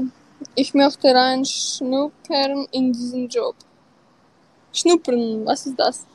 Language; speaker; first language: German; non-native, learner; Russian